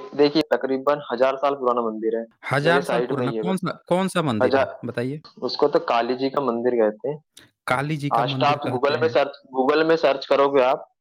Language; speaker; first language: Hindi; native; Hindi